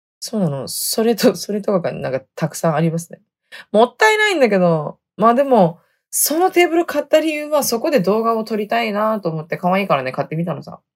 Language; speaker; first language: Japanese; native; Japanese